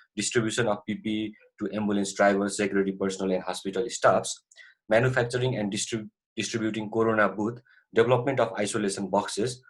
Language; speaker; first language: English; non-native, local second language; Nepali